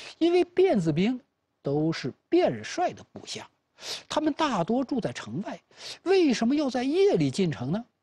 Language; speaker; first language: Chinese; native; Chinese